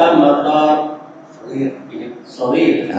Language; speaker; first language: Arabic; non-native, learner; Malay